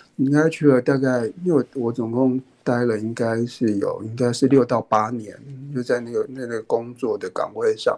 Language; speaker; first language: Chinese; native; Chinese